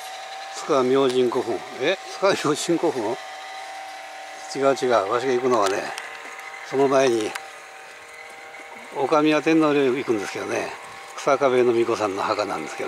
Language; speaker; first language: Japanese; native; Japanese